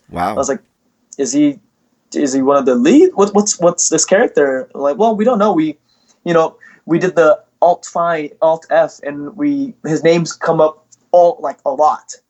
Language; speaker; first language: English; early bilingual, other home language; Indonesian